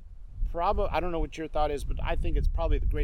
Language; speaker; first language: English; native; English